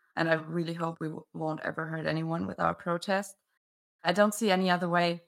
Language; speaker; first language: English; non-native, fluent; German